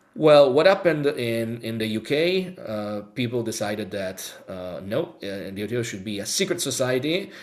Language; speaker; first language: English; non-native, fluent; Italian